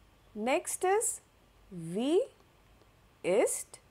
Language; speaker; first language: German; non-native, fluent; Hindi